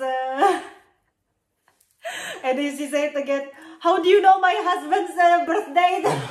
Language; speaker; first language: English; non-native, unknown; Indonesian